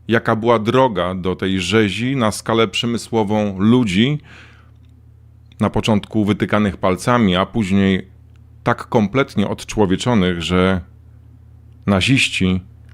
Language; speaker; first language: Polish; native; Polish